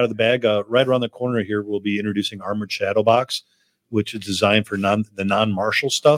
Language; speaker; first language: English; native; English